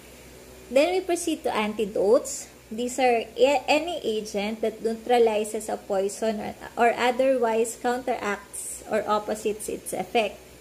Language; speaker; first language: English; non-native, local second language; Filipino